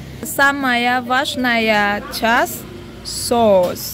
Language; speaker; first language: Russian; non-native, learner; Vietnamese